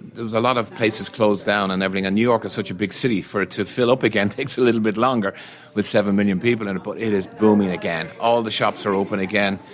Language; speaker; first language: English; native; English